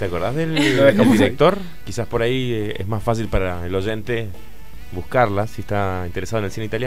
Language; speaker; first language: Spanish; native; Spanish